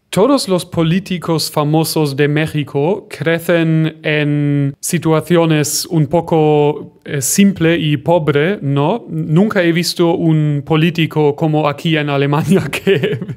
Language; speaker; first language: Spanish; non-native, fluent; German